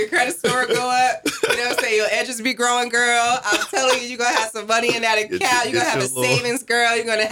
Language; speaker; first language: English; native; English